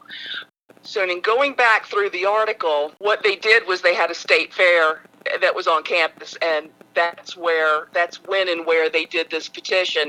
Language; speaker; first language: English; native; English